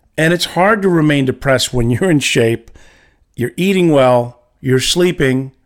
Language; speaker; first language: English; native; English